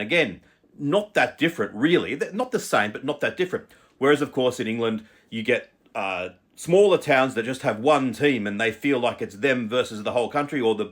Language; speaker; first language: English; native; English